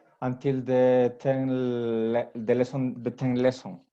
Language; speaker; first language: English; non-native, learner; Spanish